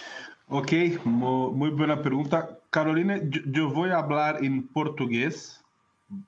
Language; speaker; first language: Spanish; non-native, learner; Portuguese